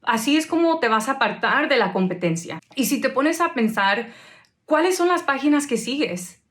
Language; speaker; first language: Spanish; early bilingual, heritage; Spanish